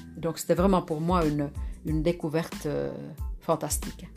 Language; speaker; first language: French; non-native, fluent; Finnish